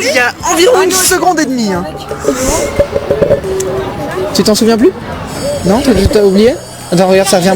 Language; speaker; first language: French; native; French